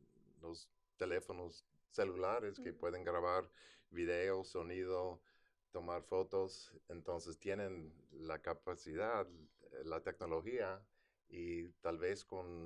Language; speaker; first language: Spanish; non-native, fluent; English